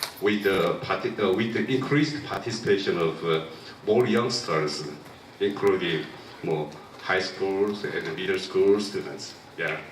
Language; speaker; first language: English; non-native, local second language; Korean